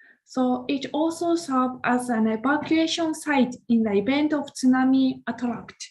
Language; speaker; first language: English; non-native, learner; Japanese